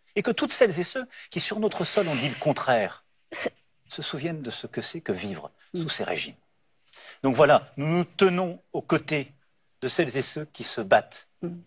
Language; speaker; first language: French; native; French